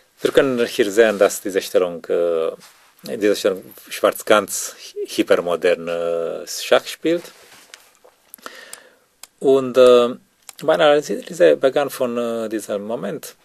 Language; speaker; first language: German; non-native, learner; Romanian